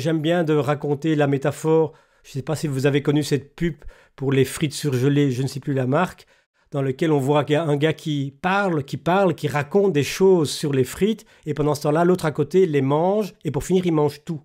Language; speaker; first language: French; native; French